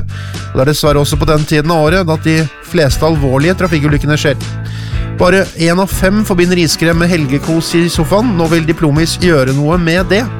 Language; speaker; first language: Norwegian; native; Norwegian